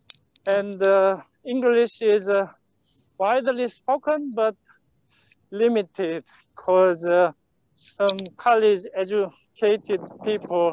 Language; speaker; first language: English; non-native, fluent; Korean